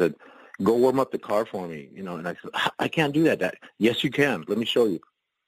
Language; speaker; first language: English; native; English